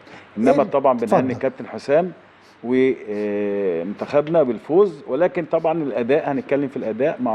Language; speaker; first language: Arabic; native; Arabic